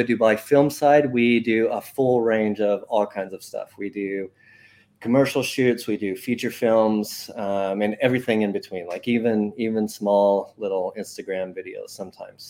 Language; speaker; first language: English; native; English